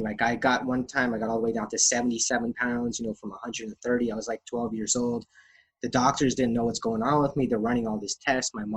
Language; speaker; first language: English; native; English